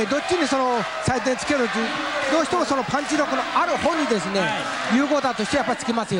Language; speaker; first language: Japanese; native; Japanese